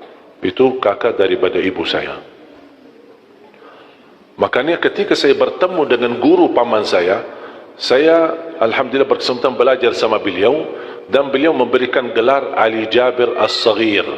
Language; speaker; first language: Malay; non-native, fluent; Arabic